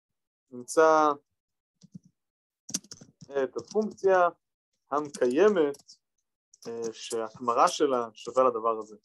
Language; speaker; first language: Hebrew; native; Hebrew